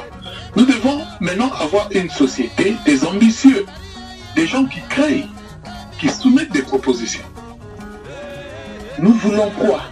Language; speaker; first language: French; non-native, fluent; Lingala